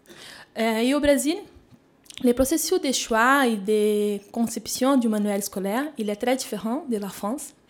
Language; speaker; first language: French; non-native, fluent; Portuguese